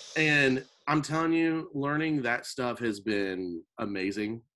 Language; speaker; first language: English; native; English